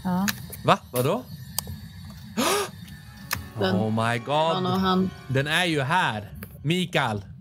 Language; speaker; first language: Swedish; native; Swedish